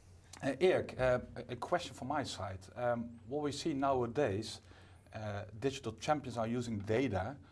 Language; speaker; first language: English; non-native, fluent; Dutch